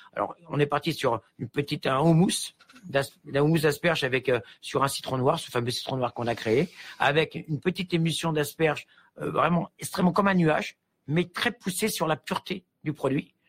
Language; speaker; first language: French; native; French